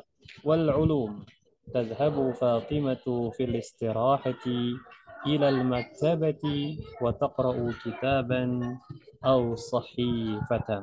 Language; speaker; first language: Arabic; non-native, fluent; Indonesian